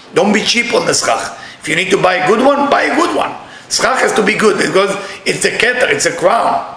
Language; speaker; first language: English; non-native, learner; Hebrew